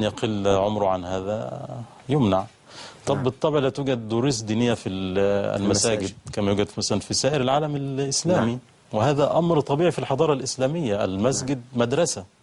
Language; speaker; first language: Arabic; native; Arabic